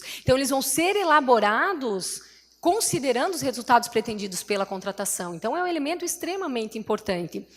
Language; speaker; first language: Portuguese; native; Portuguese